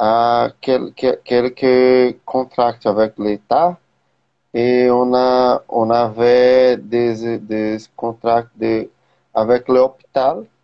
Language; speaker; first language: French; non-native, learner; Portuguese